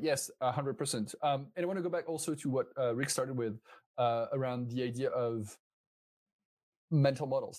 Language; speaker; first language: English; non-native, fluent; French